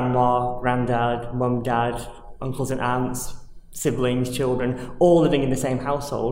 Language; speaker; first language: English; native; English